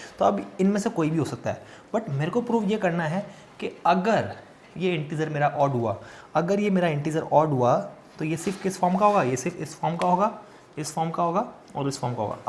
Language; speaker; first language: Hindi; native; Hindi